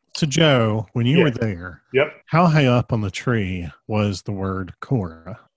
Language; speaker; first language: English; native; English